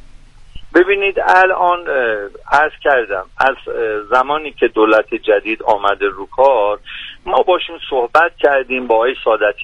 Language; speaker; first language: Persian; native; Persian